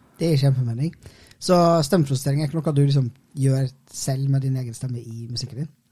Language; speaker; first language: Norwegian; native; Norwegian